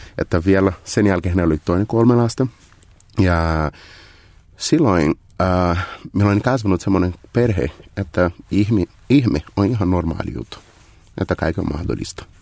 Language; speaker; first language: Finnish; non-native, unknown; Portuguese